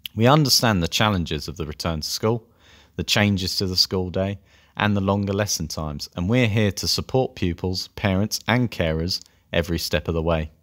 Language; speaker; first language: English; native; English